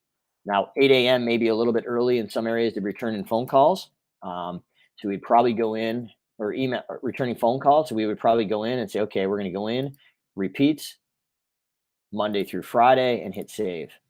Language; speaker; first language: English; native; English